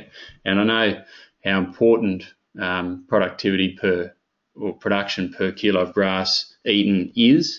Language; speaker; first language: English; native; English